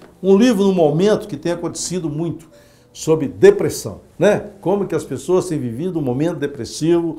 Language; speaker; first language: Portuguese; native; Portuguese